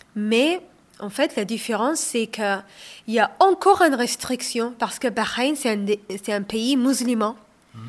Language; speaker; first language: French; non-native, fluent; Arabic